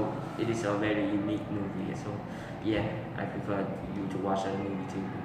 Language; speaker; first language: English; non-native, learner; Vietnamese